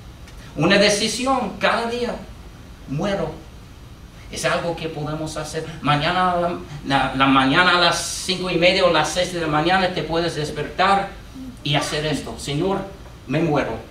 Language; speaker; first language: Spanish; non-native, fluent; English